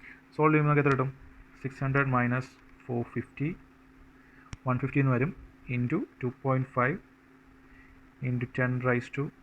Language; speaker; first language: Malayalam; native; Malayalam